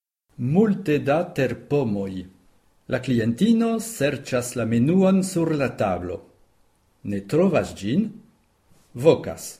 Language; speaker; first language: French; native; French